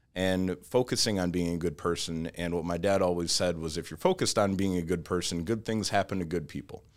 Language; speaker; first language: English; native; English